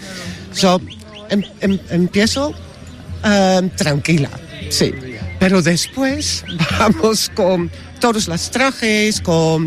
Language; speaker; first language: Spanish; non-native, learner; Dutch